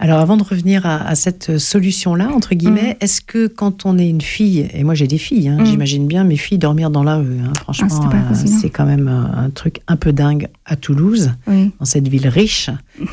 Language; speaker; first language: French; native; French